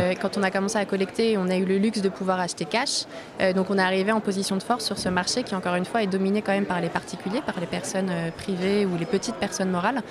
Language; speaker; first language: French; native; French